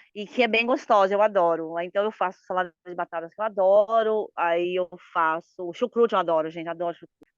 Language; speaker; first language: Portuguese; native; Portuguese